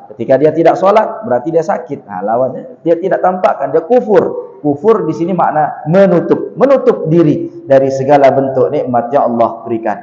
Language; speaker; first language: Malay; non-native, local second language; Sasak